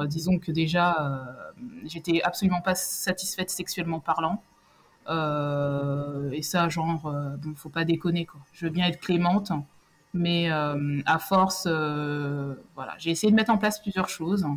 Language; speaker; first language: French; native; French